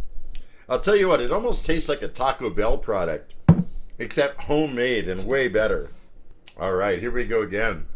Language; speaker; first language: English; native; English